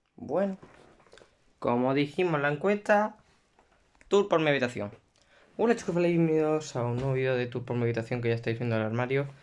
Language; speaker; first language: Spanish; native; Spanish